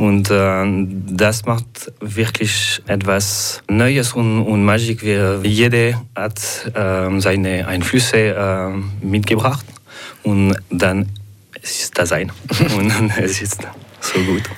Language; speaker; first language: German; non-native, local second language; French